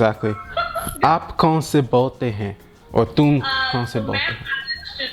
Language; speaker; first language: Hindi; non-native, learner; English